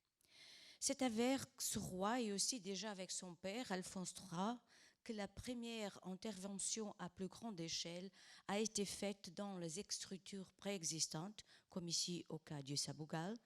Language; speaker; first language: French; non-native, fluent; Portuguese